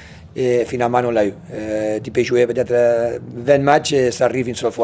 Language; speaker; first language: French; non-native, fluent; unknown